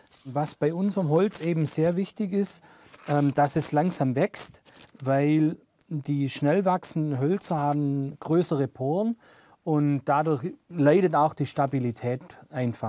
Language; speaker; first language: German; native; German